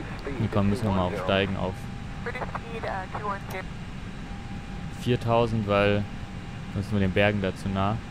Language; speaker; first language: German; native; German